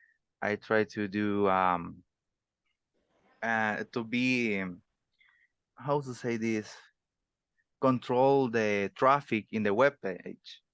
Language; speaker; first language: English; non-native, learner; Spanish